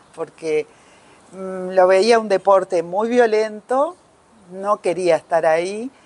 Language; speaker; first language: Spanish; native; Spanish